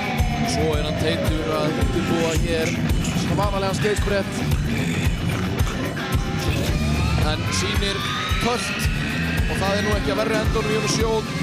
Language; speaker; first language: Icelandic; native; Icelandic